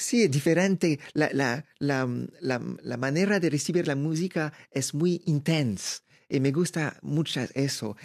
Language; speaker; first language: Spanish; non-native, learner; French